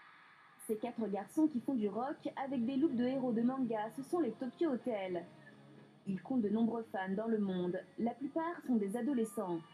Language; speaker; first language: French; native; French